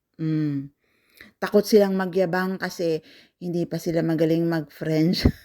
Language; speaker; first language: Filipino; non-native, local second language; Cebuano